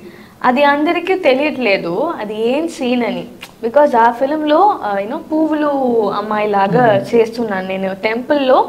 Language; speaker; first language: Telugu; non-native, learner; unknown